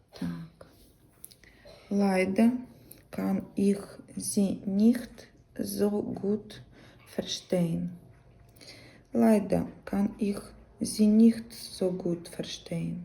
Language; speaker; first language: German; non-native, learner; Ukrainian